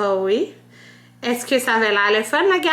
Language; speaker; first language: French; native; French